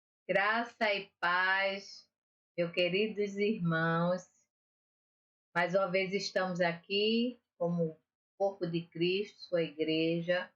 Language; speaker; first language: Portuguese; native; Portuguese